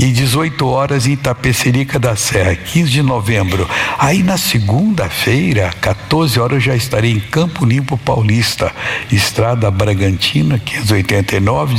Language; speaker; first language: Portuguese; native; Portuguese